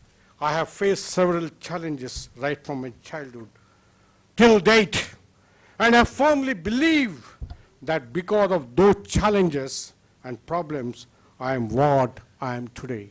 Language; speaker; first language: English; non-native, local second language; Kannada